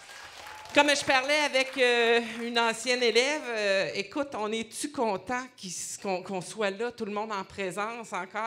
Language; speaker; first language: French; native; French